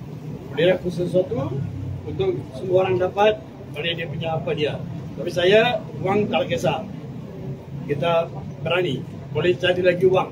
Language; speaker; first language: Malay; non-native, local second language; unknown